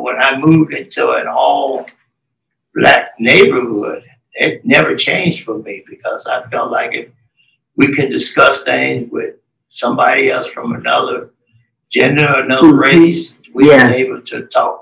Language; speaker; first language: English; native; English